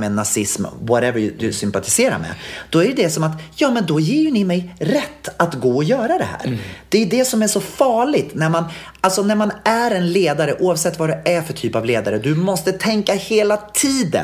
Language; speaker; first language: Swedish; native; Swedish